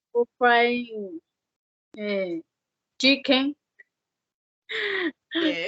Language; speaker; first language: English; non-native, learner; Spanish